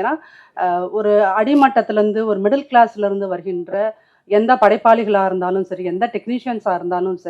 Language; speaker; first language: Tamil; native; Tamil